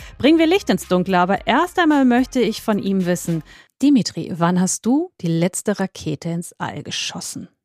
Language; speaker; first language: German; native; German